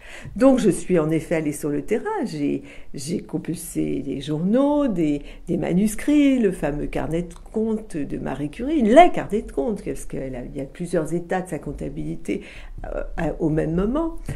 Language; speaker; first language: French; native; French